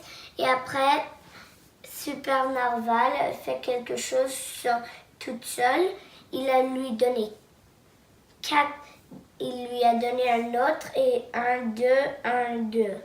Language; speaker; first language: French; non-native, local second language; English